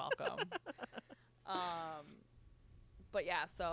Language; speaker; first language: English; native; English